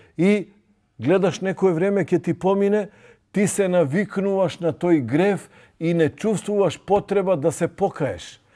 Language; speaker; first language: Macedonian; non-native, local second language; Albanian